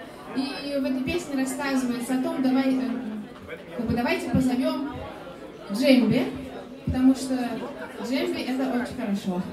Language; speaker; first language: Russian; native; Russian